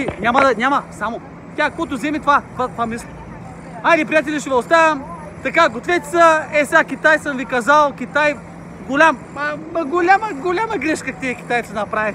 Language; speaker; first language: Bulgarian; native; Bulgarian